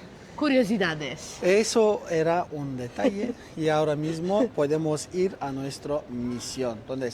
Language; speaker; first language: Spanish; non-native, learner; Turkish